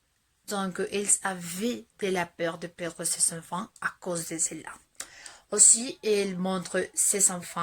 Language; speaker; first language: French; non-native, fluent; Spanish